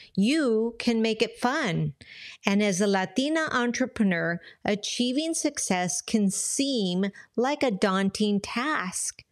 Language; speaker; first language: English; early bilingual, other home language; Spanish